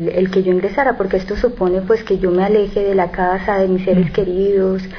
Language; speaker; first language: Spanish; native; Spanish